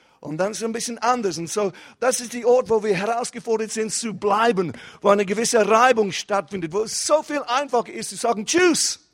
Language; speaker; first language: German; non-native, fluent; English